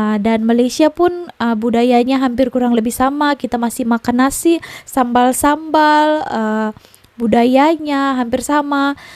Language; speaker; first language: Indonesian; native; Indonesian